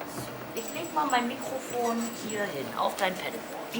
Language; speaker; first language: German; native; German